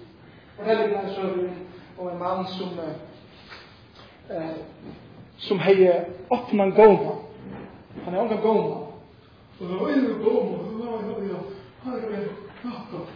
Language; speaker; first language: Swedish; non-native, learner; Faroese